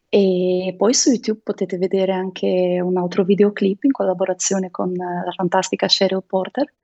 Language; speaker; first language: Italian; non-native, fluent; Russian